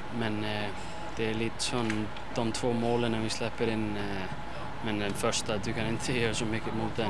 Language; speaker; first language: Swedish; non-native, fluent; Icelandic